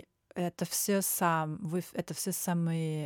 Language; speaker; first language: Russian; non-native, learner; German